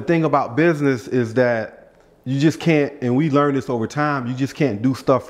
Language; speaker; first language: English; native; English